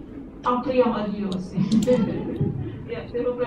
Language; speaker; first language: French; non-native, learner; Indonesian